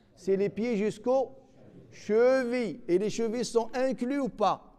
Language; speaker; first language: French; non-native, local second language; Arabic